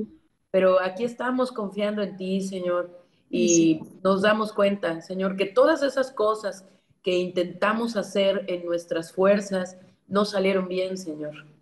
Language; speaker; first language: Spanish; native; Spanish